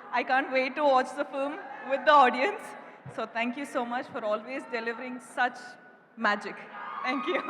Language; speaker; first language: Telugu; non-native, local second language; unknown